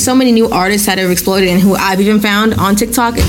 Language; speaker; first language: English; non-native, local second language; Yoruba